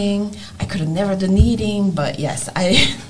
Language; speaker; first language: English; non-native, fluent; Korean